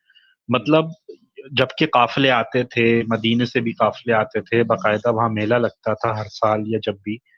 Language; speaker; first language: Urdu; native; Urdu